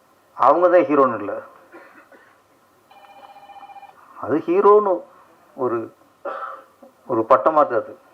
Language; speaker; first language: Tamil; native; Tamil